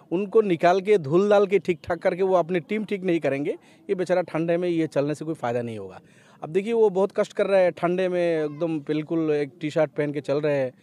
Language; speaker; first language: Hindi; non-native, local second language; Bangla